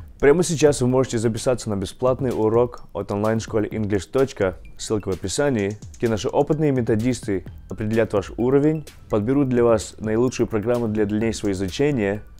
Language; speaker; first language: Russian; early bilingual, heritage; Russian